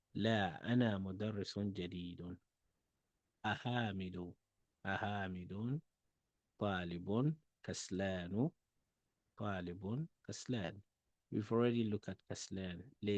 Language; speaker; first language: Arabic; non-native, fluent; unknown